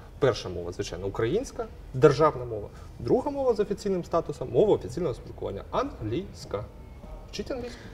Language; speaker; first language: Ukrainian; non-native, local second language; Russian